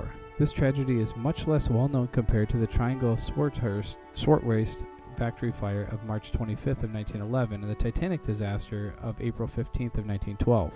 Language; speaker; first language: English; native; English